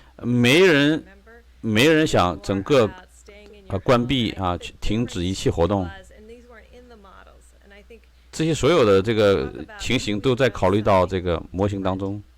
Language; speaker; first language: Chinese; native; Chinese